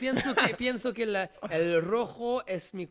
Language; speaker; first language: Spanish; non-native, learner; French